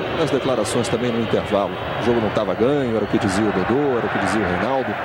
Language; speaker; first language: Portuguese; native; Portuguese